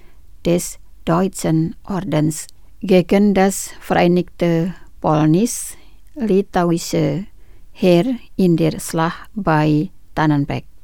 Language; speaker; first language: German; non-native, fluent; Indonesian